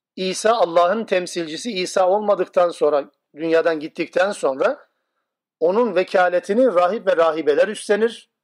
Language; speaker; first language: Turkish; non-native, local second language; Kurdish